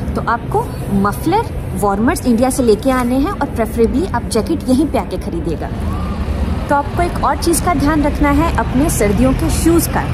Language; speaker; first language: Hindi; native; Hindi